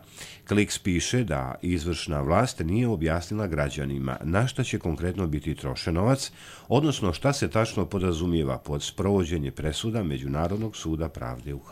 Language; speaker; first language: Serbian; native; Serbian